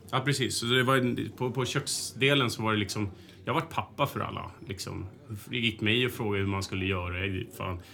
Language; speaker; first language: Swedish; native; Swedish